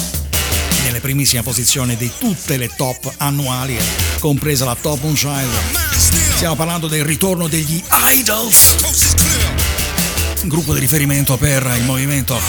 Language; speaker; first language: Italian; native; Italian